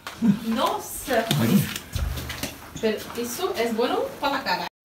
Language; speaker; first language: Spanish; non-native, fluent; Portuguese